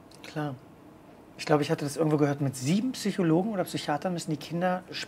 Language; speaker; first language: German; native; German